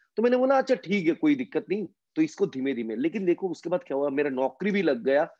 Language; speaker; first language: Hindi; non-native, local second language; Bangla